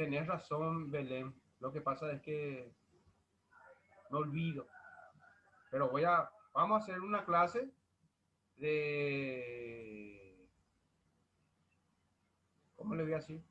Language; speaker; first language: Spanish; native; Spanish